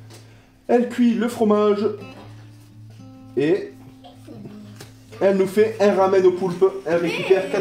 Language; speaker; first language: French; native; French